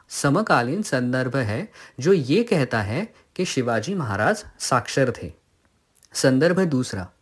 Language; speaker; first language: Hindi; non-native, local second language; Marathi